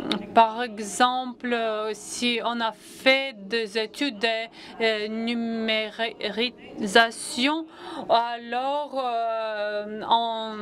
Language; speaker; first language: French; non-native, fluent; Latvian